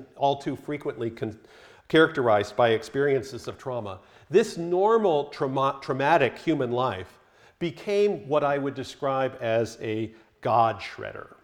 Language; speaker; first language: English; native; English